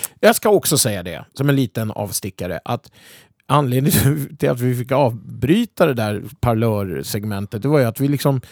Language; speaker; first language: Swedish; native; Swedish